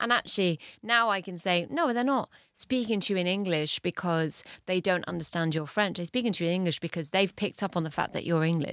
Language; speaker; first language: English; early bilingual, heritage; English